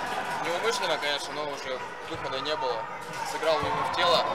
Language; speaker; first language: Russian; native; Russian